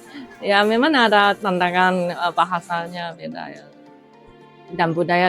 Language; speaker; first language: Indonesian; non-native, fluent; Japanese